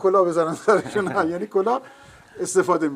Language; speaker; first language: Persian; native; Persian